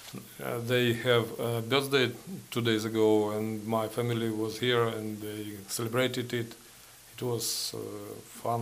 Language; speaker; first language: English; non-native, learner; Ukrainian